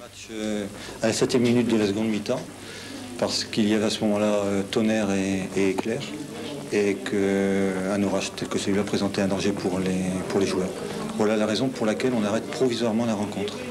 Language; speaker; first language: French; native; French